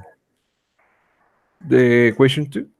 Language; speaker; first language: English; non-native, learner; Spanish